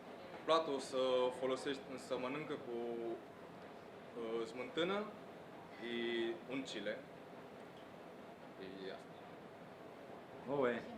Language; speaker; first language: Romanian; early bilingual, heritage; Romanian